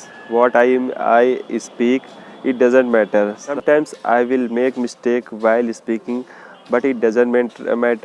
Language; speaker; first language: English; non-native, learner; Hindi